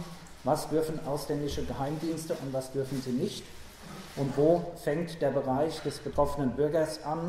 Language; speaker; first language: German; native; German